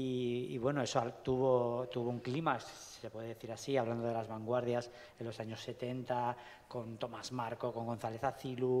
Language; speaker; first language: Spanish; native; Spanish